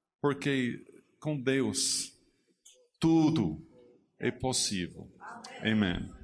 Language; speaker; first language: Portuguese; non-native, learner; English